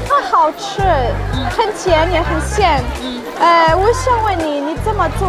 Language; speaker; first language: Chinese; non-native, learner; Arabic